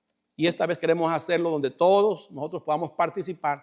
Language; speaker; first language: Spanish; native; Spanish